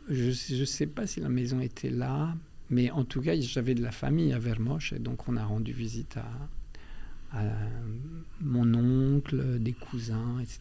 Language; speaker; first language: French; early bilingual, other home language; Albanian